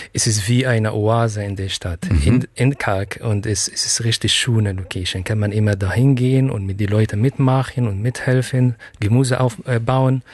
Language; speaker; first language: German; non-native, fluent; Arabic